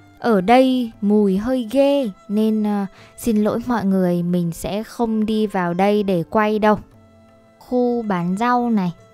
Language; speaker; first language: Vietnamese; native; Vietnamese